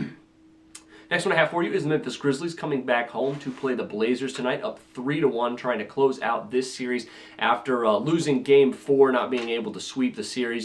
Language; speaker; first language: English; native; English